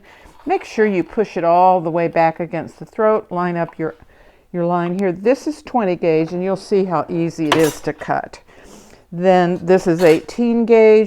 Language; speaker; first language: English; native; English